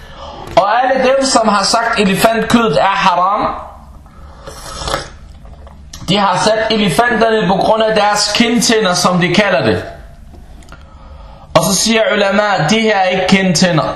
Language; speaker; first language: Danish; early bilingual, other home language; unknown